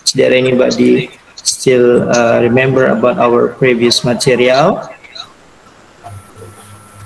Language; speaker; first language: English; non-native, fluent; Indonesian